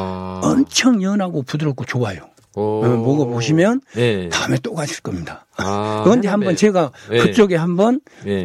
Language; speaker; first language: Korean; native; Korean